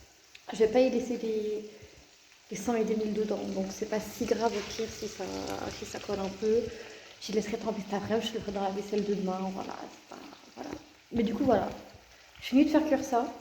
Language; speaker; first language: French; native; French